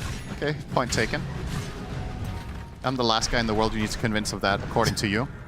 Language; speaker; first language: English; native; English